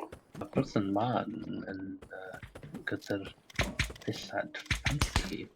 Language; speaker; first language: Welsh; non-native, learner; English